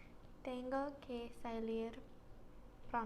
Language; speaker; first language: Spanish; non-native, learner; English